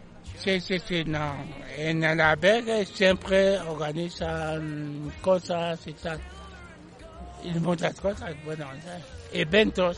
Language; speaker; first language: Spanish; non-native, fluent; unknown